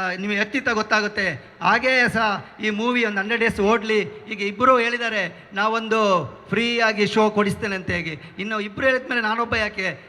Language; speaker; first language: Kannada; non-native, local second language; Tulu